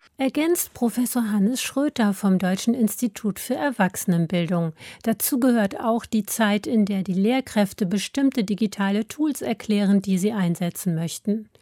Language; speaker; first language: German; native; German